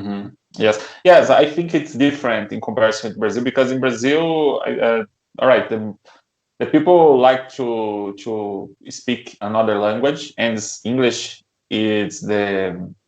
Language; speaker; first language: English; non-native, learner; Portuguese